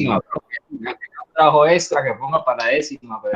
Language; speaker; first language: Spanish; native; Spanish